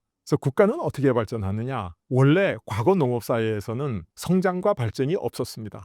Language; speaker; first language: Korean; native; Korean